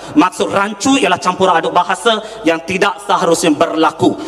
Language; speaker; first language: Malay; non-native, local second language; Tamil